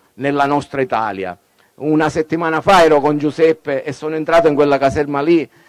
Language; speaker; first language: Italian; native; Italian